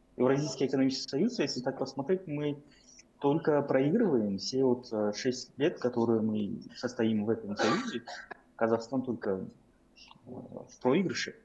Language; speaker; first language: Russian; non-native, local second language; Kazakh